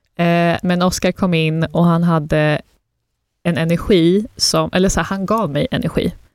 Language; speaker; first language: Swedish; early bilingual, other home language; Persian